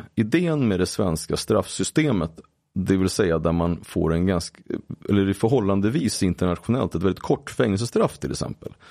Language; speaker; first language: Swedish; native; Swedish